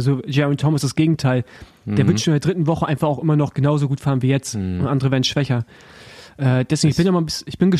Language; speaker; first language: German; native; German